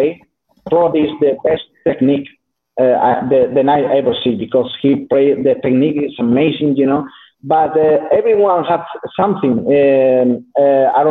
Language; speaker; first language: English; non-native, learner; Spanish